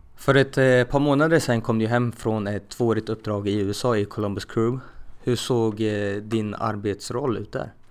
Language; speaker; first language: Swedish; native; Swedish